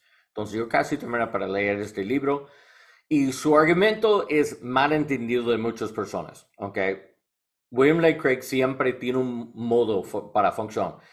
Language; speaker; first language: Spanish; non-native, learner; English